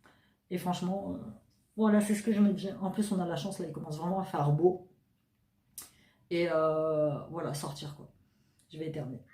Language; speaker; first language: French; native; French